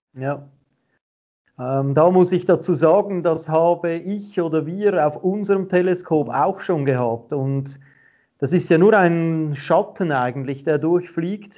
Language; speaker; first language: German; native; German